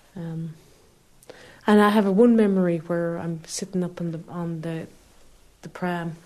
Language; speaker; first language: English; native; English